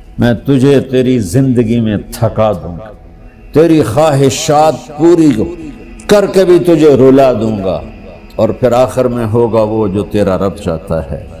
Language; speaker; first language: Urdu; non-native, local second language; Punjabi